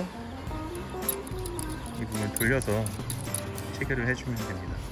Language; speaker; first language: Korean; native; Korean